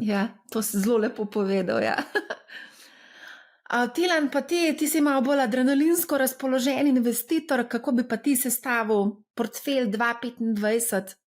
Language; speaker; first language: Slovenian; native; Slovenian